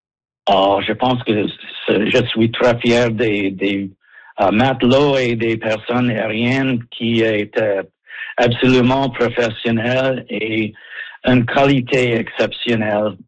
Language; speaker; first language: French; non-native, learner; English